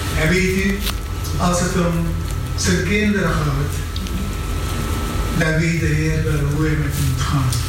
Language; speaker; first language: Dutch; non-native, fluent; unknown